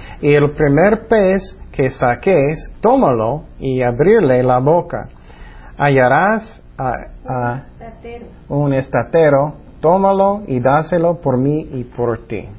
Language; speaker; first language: Spanish; non-native, fluent; English